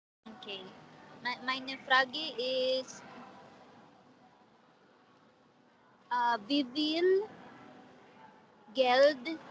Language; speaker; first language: German; non-native, learner; Filipino